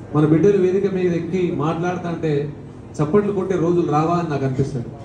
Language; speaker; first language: Telugu; non-native, local second language; Lambadi